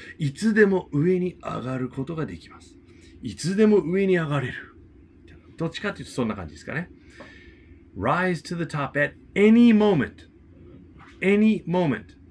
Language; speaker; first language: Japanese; non-native, fluent; English